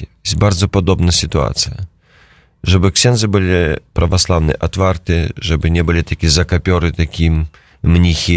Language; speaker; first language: Polish; non-native, learner; Russian